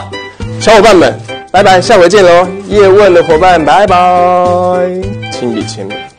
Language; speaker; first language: Chinese; native; Chinese